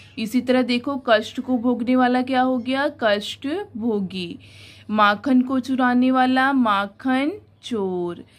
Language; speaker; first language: Hindi; non-native, local second language; Punjabi